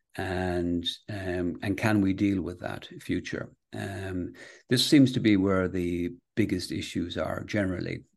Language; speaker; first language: English; native; English